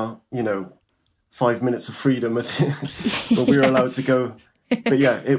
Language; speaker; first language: English; native; English